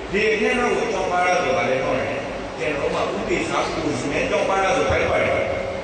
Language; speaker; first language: Burmese; native; Burmese